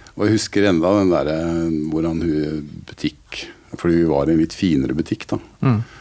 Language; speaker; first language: Norwegian; native; Norwegian